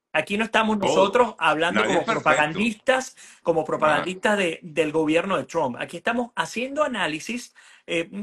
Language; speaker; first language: Spanish; native; Spanish